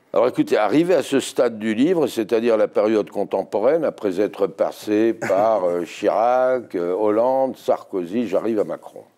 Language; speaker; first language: French; native; French